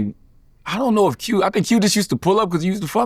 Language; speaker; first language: English; native; English